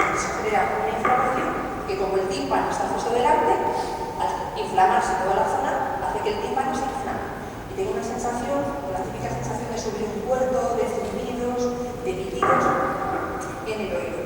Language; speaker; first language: Spanish; native; Spanish